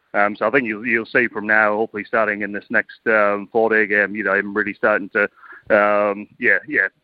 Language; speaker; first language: English; native; English